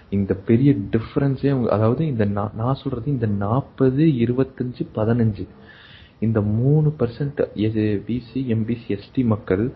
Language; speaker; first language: Tamil; native; Tamil